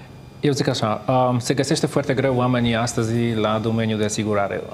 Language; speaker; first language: Romanian; non-native, fluent; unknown